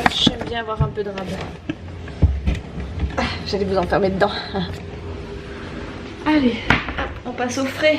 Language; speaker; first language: French; native; French